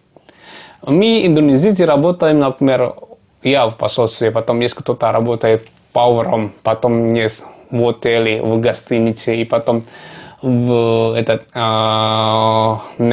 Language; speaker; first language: Russian; non-native, learner; Javanese